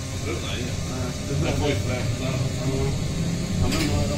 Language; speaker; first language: Swedish; native; Swedish